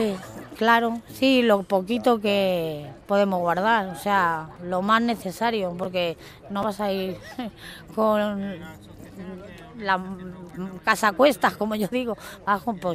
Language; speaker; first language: Spanish; native; Spanish